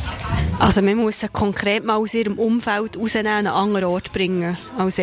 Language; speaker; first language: German; native; German